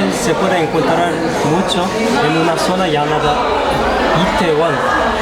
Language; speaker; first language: Spanish; non-native, fluent; Korean